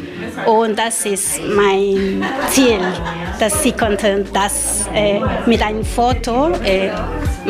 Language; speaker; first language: German; non-native, learner; Spanish